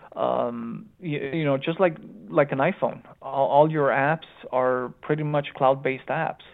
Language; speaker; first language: English; early bilingual, other home language; Romanian